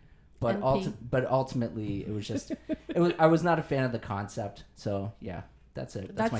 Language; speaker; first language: English; native; English